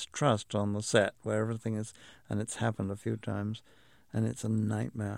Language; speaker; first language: English; native; English